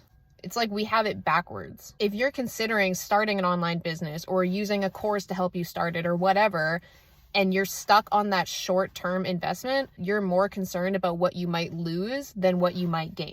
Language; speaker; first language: English; native; English